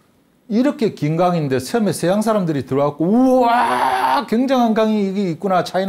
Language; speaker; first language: Korean; native; Korean